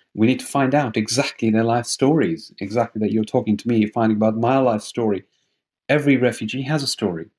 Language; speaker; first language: English; non-native, fluent; Persian